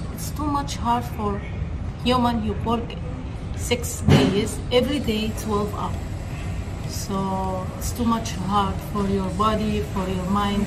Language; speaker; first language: English; non-native, learner; Arabic